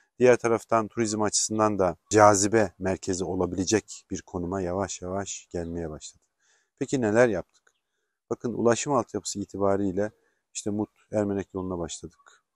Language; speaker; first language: Turkish; native; Turkish